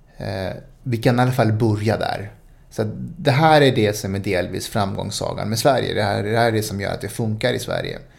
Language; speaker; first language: Swedish; early bilingual, other home language; Spanish